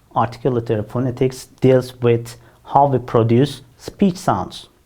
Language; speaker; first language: English; non-native, fluent; Turkish